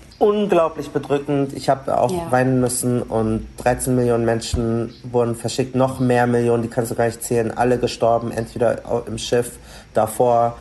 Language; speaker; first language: German; early bilingual, other home language; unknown